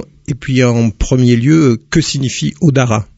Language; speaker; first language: French; native; French